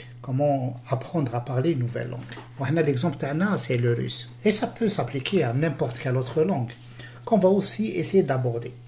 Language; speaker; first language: French; non-native, local second language; Arabic